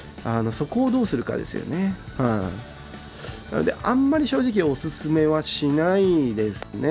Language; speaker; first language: Japanese; native; Japanese